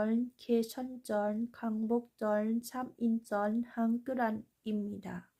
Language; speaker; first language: Korean; non-native, learner; Thai